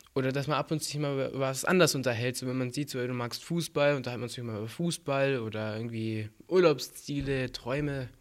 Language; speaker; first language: German; native; German